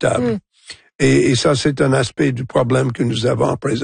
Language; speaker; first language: French; non-native, local second language; English